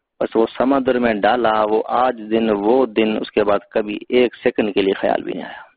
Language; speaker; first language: Urdu; non-native, local second language; Sindhi